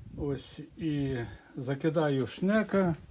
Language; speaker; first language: Ukrainian; native; Ukrainian